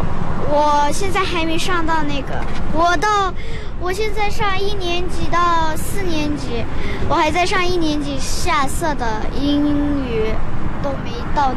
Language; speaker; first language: Chinese; non-native, local second language; Uyghur